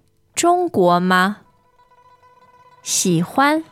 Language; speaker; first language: Chinese; non-native, fluent; English